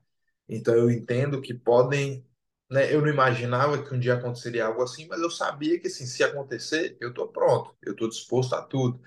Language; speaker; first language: Portuguese; native; Portuguese